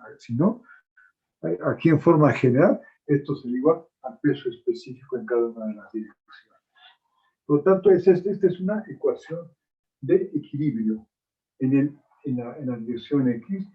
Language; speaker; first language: Spanish; native; Spanish